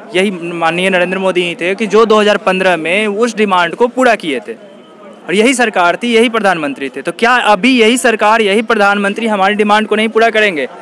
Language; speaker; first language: Hindi; native; Hindi